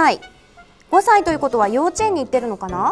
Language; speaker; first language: Japanese; native; Japanese